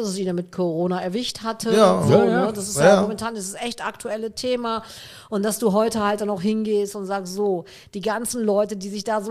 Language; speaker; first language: German; native; German